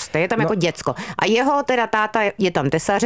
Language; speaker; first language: Czech; native; Czech